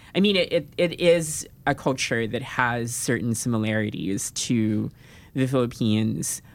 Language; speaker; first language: English; non-native, local second language; Filipino